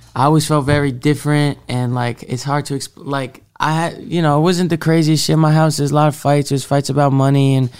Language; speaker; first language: English; native; English